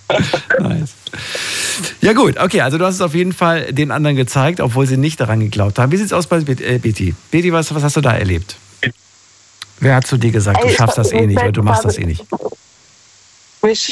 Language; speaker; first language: German; native; German